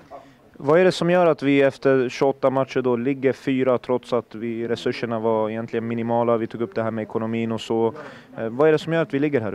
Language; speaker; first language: Swedish; native; Swedish